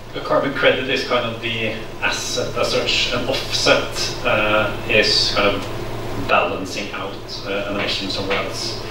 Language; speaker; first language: English; non-native, fluent; Norwegian